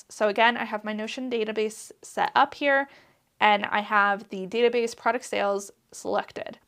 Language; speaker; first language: English; native; English